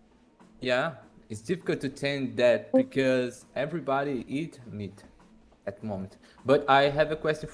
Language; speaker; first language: English; non-native, learner; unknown